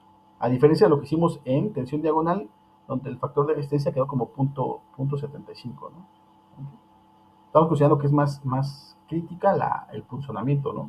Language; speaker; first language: Spanish; native; Spanish